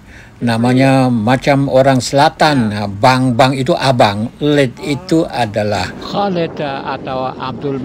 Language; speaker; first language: Malay; native; Malay